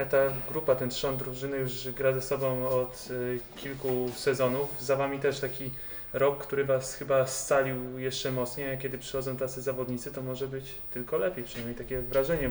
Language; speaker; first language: Polish; native; Polish